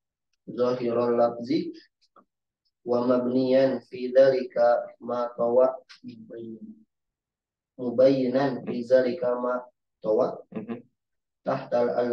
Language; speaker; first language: Arabic; non-native, fluent; Indonesian